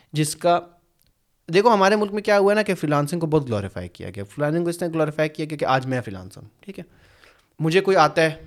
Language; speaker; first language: Urdu; native; Urdu